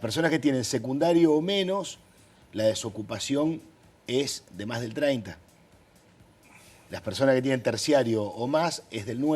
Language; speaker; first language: Spanish; native; Spanish